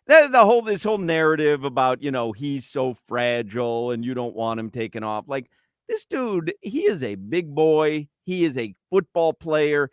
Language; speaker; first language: English; native; English